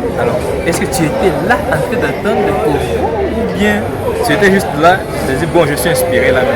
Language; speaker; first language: French; non-native, local second language; Swahili